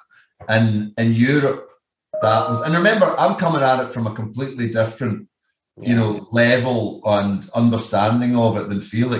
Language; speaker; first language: English; native; English